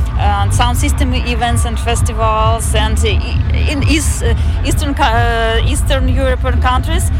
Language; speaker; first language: English; non-native, fluent; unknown